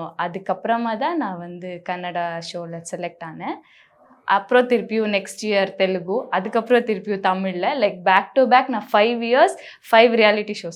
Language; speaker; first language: Tamil; non-native, local second language; Bangla